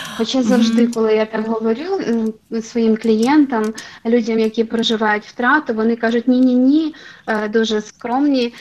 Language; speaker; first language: Ukrainian; non-native, local second language; Russian